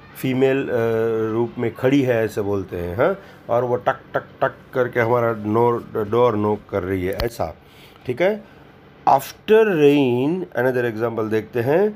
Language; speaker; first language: Hindi; non-native, local second language; Gujarati